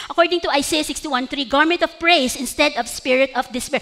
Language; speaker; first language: English; non-native, local second language; Filipino